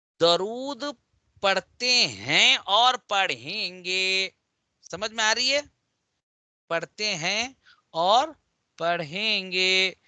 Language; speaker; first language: Urdu; native; Urdu